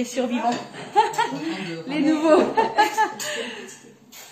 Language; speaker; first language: French; native; French